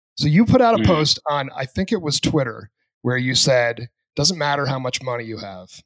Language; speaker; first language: English; native; English